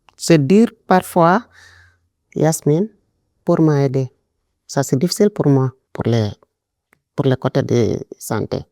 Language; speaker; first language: French; non-native, local second language; Wolof